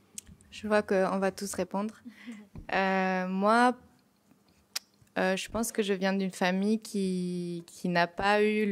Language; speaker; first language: French; non-native, fluent; Spanish